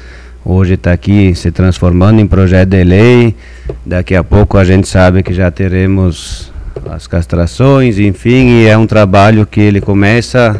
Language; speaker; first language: Portuguese; native; Portuguese